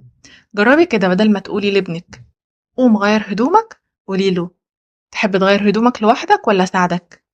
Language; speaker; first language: Arabic; native; Arabic